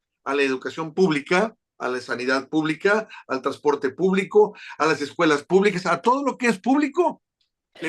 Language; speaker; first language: Spanish; native; Spanish